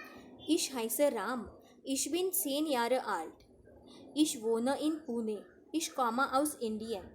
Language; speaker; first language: German; non-native, fluent; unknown